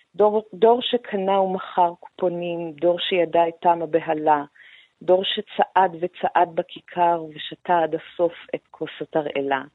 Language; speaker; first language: Hebrew; non-native, fluent; Persian